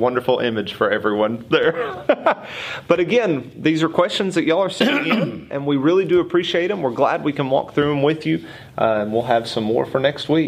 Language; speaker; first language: English; native; English